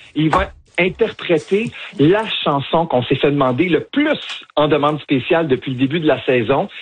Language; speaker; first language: French; native; French